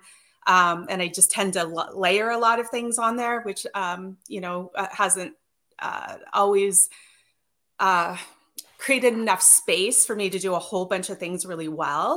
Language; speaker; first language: English; native; English